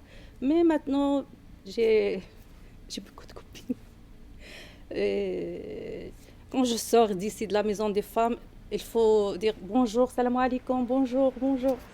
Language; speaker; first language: French; non-native, learner; Arabic